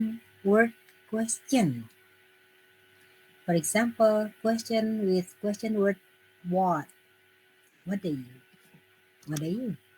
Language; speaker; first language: English; non-native, fluent; Indonesian